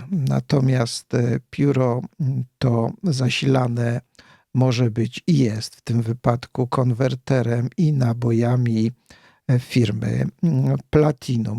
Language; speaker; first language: Polish; native; Polish